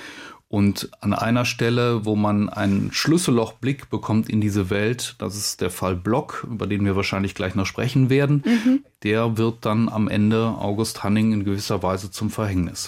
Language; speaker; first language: German; native; German